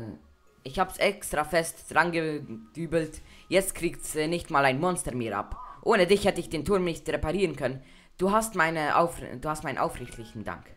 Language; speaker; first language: German; native; German